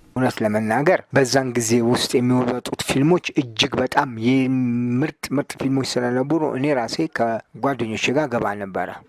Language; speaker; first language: Amharic; native; Amharic